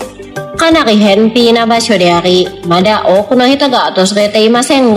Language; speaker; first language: Japanese; non-native, fluent; Indonesian